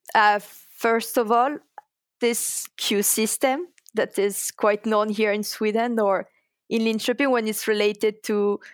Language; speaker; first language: English; non-native, fluent; French